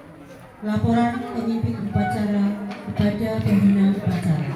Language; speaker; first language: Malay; non-native, local second language; Javanese